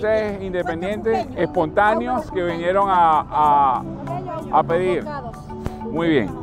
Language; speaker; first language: Spanish; native; Spanish